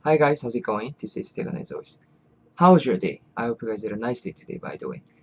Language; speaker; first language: English; non-native, fluent; Korean